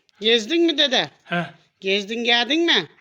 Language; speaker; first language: Turkish; native; Turkish